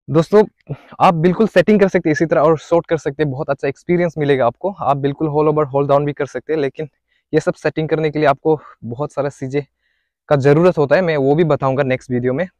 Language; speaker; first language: Hindi; non-native, local second language; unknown